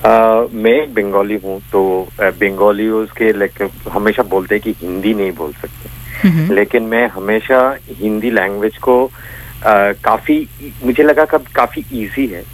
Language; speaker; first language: Hindi; non-native, local second language; Bangla